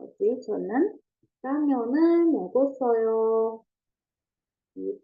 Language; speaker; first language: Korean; non-native, fluent; Indonesian